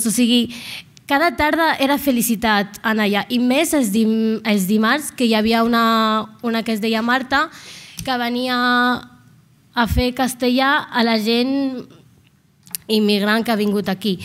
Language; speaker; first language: Catalan; non-native, local second language; Arabic